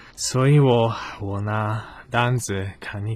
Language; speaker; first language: Chinese; non-native, fluent; Polish